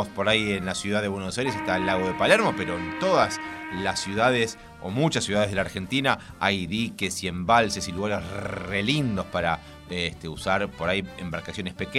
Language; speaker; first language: Spanish; native; Spanish